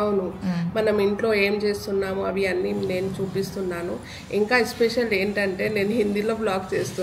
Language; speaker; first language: Telugu; non-native, local second language; Urdu